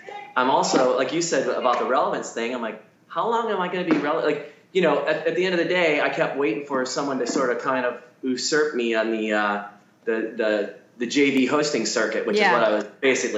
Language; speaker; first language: English; native; English